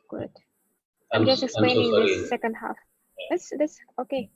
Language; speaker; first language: English; non-native, fluent; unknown